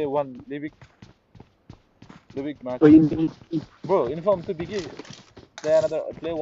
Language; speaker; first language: English; non-native, learner; Nepali